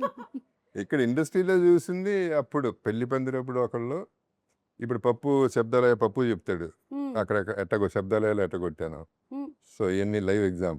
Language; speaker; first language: Telugu; native; Telugu